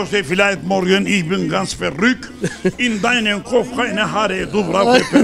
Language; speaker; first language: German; non-native, learner; Turkish